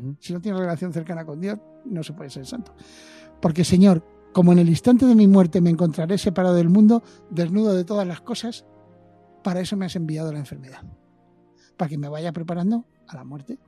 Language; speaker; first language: Spanish; native; Spanish